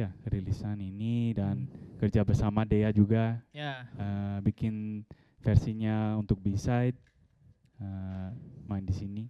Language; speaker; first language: Indonesian; non-native, fluent; Dutch